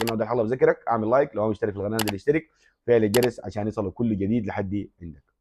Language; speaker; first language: Arabic; native; Arabic